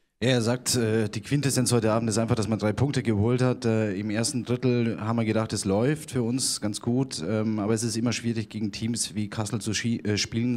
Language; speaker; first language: German; native; German